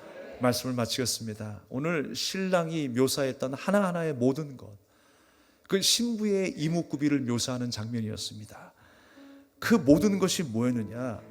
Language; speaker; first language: Korean; native; Korean